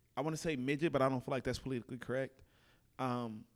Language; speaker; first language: English; native; English